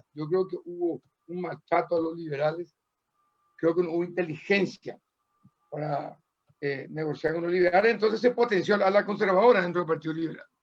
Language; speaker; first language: Spanish; native; Spanish